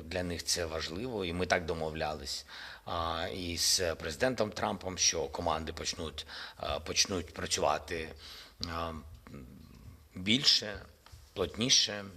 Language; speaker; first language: Ukrainian; non-native, local second language; Russian